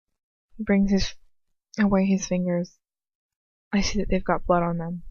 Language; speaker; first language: English; native; English